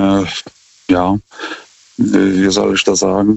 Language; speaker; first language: German; non-native, fluent; Lithuanian